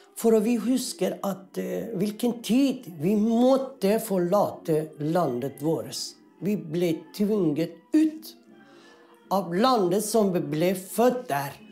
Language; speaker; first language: Norwegian; non-native, fluent; Persian